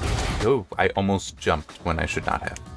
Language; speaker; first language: English; native; English